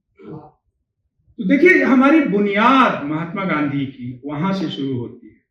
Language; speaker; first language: Hindi; native; Hindi